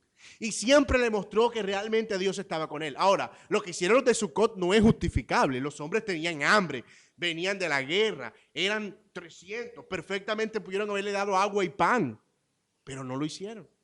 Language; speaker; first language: Spanish; native; Spanish